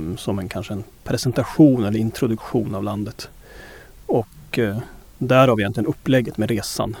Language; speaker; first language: Swedish; native; Swedish